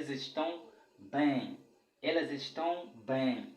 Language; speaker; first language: Portuguese; non-native, fluent; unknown